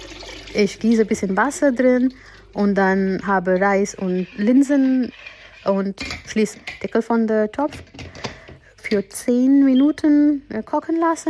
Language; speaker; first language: German; non-native, learner; Gujarati